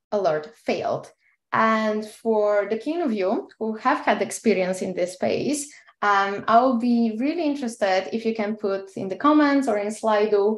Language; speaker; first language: English; non-native, fluent; Bulgarian